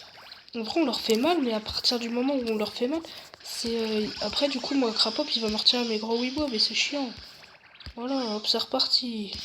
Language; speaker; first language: French; native; French